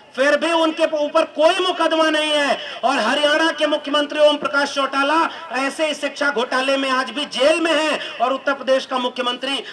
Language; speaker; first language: Hindi; native; Hindi